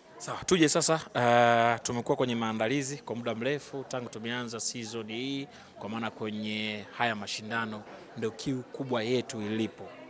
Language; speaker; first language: Swahili; native; Swahili